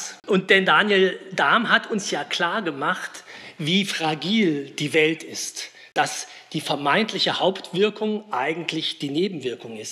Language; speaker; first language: German; native; German